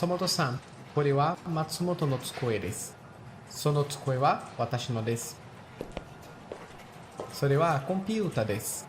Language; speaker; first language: Japanese; non-native, learner; Portuguese